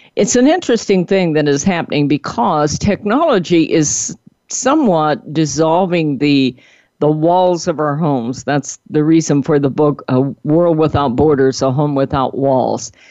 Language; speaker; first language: English; native; English